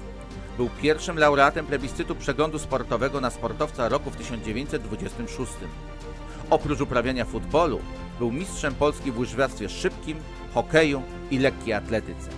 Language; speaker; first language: Polish; native; Polish